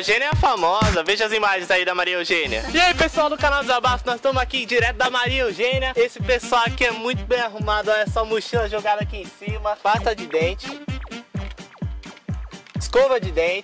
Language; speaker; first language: Portuguese; native; Portuguese